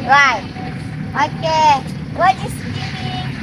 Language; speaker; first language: English; non-native, learner; Indonesian